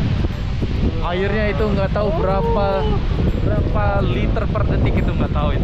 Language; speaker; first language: Indonesian; native; Indonesian